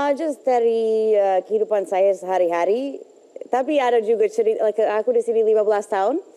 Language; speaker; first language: Indonesian; non-native, fluent; English